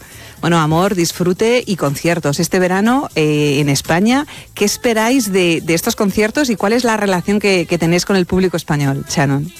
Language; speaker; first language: Spanish; native; Spanish